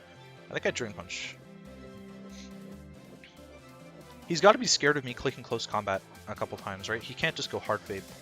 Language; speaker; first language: English; native; English